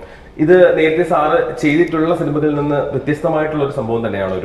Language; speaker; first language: Malayalam; native; Malayalam